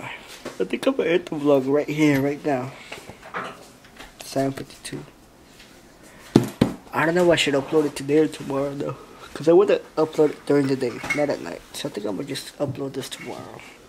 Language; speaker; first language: English; early bilingual, other home language; Spanish